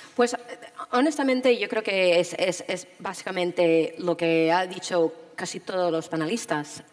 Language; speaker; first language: Spanish; early bilingual, heritage; Spanish